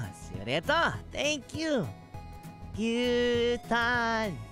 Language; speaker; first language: Japanese; non-native, learner; English